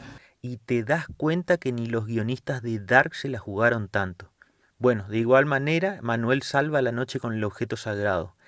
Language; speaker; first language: Spanish; native; Spanish